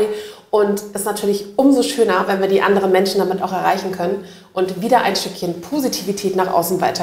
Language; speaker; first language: German; native; German